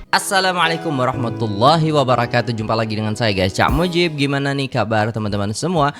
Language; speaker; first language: Indonesian; native; Indonesian